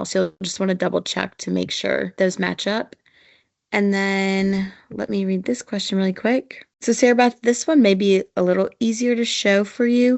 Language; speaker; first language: English; native; English